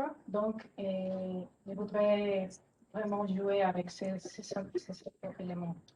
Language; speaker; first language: French; non-native, fluent; Spanish